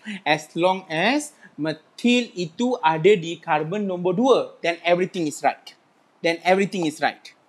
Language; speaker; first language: English; non-native, local second language; Malay